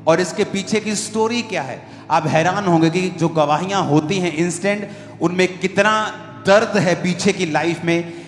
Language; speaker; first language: Hindi; non-native, local second language; Punjabi